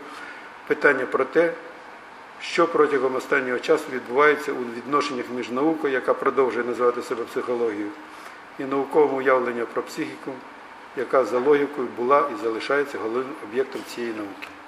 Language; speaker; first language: Ukrainian; native; Ukrainian